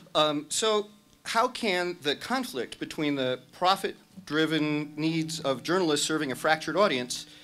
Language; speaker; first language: English; native; English